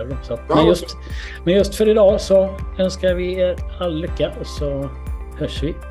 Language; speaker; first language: Swedish; native; Swedish